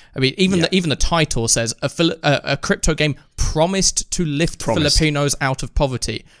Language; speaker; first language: English; early bilingual, other home language; Filipino